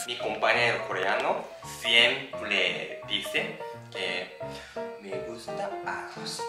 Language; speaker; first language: Spanish; non-native, learner; Japanese